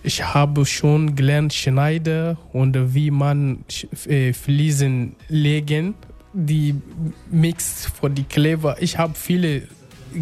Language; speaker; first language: German; non-native, learner; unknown